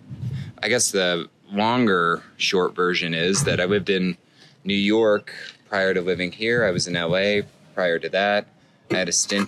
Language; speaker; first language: English; native; English